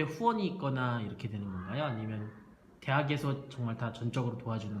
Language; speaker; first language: Korean; native; Korean